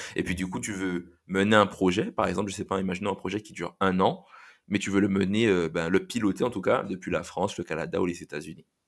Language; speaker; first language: French; native; French